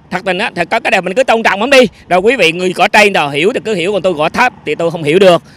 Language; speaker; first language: Vietnamese; native; Vietnamese